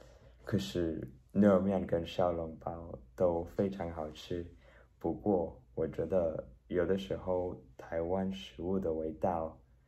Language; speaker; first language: Chinese; non-native, learner; Spanish